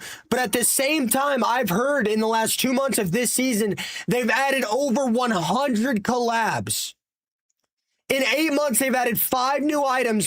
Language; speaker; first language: English; native; English